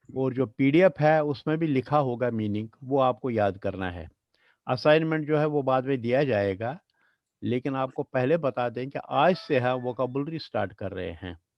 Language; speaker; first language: Hindi; non-native, local second language; Kashmiri